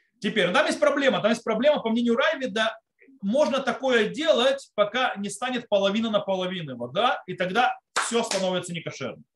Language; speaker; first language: Russian; early bilingual, heritage; Russian